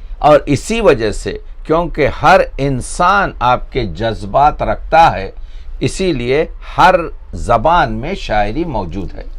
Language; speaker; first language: Urdu; native; Urdu